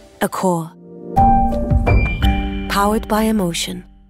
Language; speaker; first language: English; non-native, fluent; French